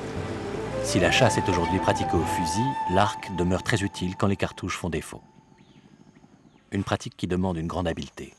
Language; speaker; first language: French; native; French